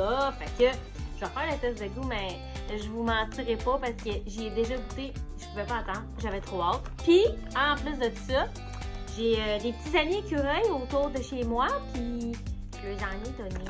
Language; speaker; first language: French; native; French